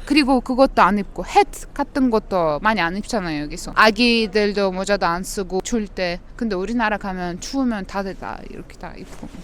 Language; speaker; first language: Korean; non-native, fluent; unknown